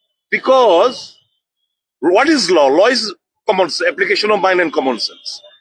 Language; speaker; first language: English; non-native, local second language; Bangla